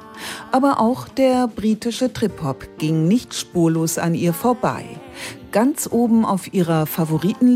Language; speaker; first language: German; native; German